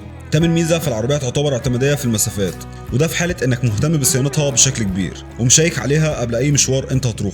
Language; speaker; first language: Arabic; native; Arabic